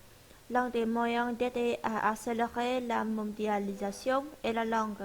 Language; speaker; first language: French; non-native, learner; Vietnamese